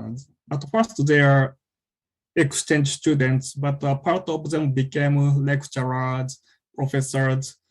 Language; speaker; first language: English; non-native, fluent; Japanese